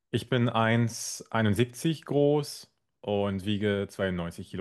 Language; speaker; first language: German; non-native, fluent; Arabic